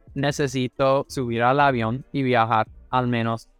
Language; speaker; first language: Spanish; non-native, fluent; English